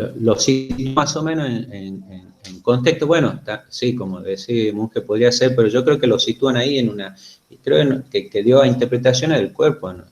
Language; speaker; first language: Spanish; native; Spanish